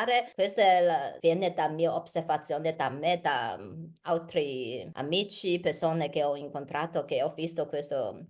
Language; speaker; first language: Italian; non-native, learner; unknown